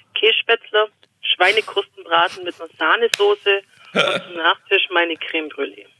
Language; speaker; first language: German; native; German